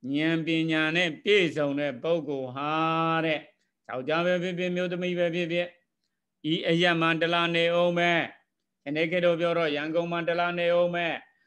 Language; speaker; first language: Burmese; native; Burmese